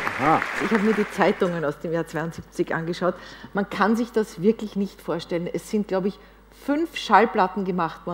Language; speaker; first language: German; native; German